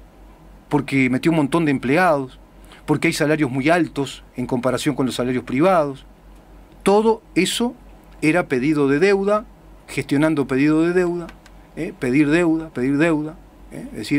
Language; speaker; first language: Spanish; native; Spanish